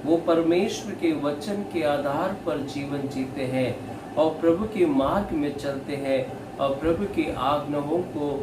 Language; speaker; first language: Hindi; non-native, local second language; Kannada